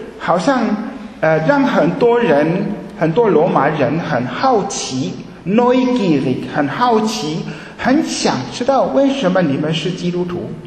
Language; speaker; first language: Chinese; early bilingual, heritage; Chinese